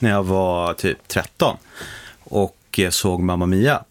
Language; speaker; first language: Swedish; native; Swedish